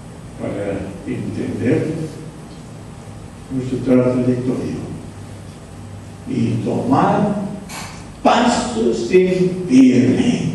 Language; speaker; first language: Spanish; non-native, fluent; English